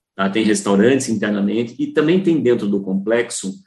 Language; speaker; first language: Portuguese; native; Portuguese